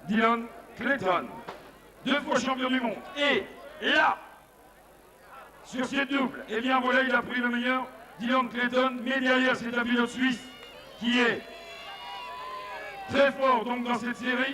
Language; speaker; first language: French; native; French